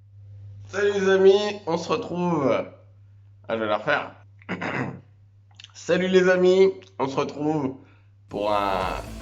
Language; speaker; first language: French; native; French